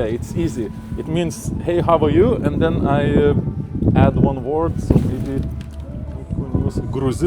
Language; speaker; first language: English; non-native, learner; Lithuanian